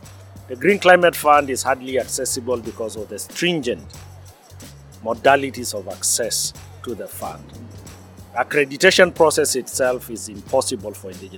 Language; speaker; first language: English; non-native, local second language; Masai